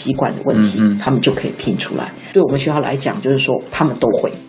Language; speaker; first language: Chinese; non-native, local second language; Min Nan Chinese